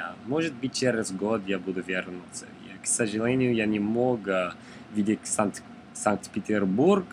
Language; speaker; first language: Russian; non-native, learner; English